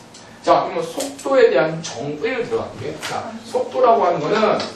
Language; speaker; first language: Korean; native; Korean